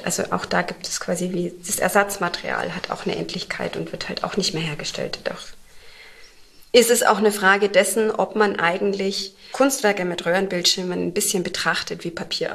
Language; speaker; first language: German; native; German